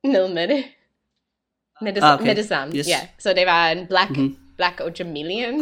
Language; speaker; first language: Danish; non-native, learner; English